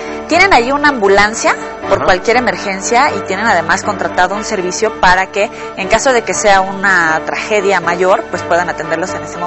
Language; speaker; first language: Spanish; native; Spanish